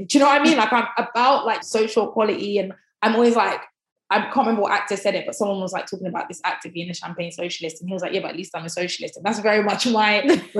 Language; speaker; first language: English; native; English